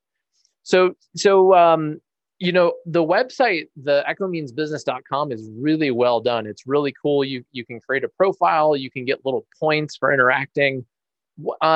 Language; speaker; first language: English; native; English